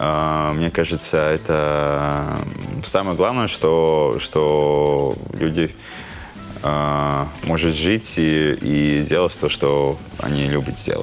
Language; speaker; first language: Russian; non-native, local second language; Latvian